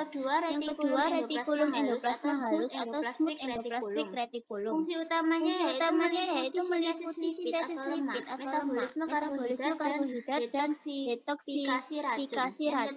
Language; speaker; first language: Indonesian; native; Indonesian